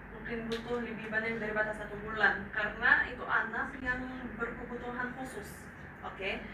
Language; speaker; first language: Indonesian; non-native, fluent; Arabic